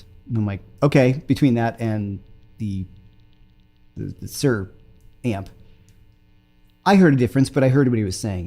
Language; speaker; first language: English; native; English